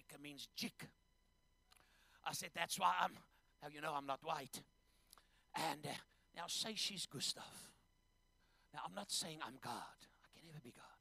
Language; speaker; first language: English; non-native, local second language; Afrikaans